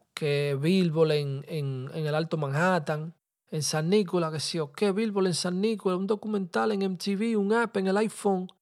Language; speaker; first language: Spanish; early bilingual, heritage; Spanish